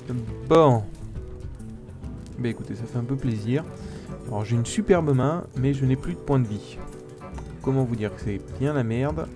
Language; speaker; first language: French; native; French